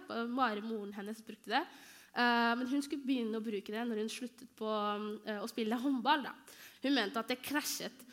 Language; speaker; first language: Norwegian; early bilingual, other home language; Somali